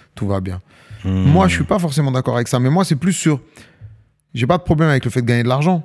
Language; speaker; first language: French; native; French